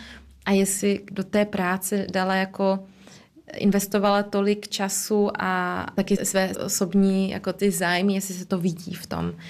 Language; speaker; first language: Czech; early bilingual, heritage; Czech